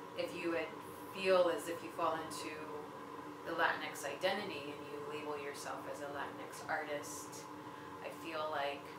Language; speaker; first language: English; native; English